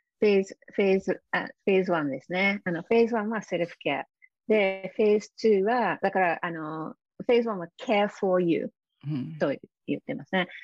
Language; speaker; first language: Japanese; non-native, fluent; English